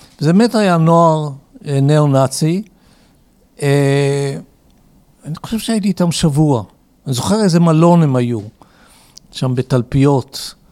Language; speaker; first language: Hebrew; early bilingual, other home language; English